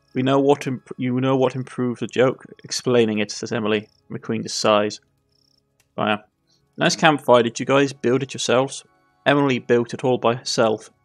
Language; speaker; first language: English; native; English